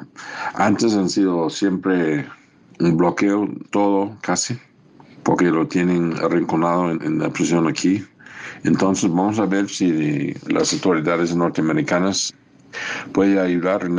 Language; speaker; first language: Spanish; non-native, fluent; English